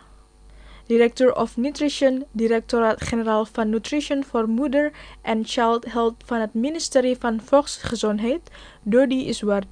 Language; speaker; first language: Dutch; non-native, fluent; Indonesian